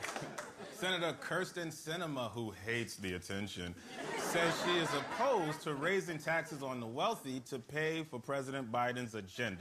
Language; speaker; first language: English; native; English